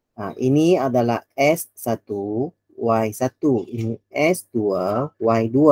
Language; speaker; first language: Malay; non-native, local second language; Chinese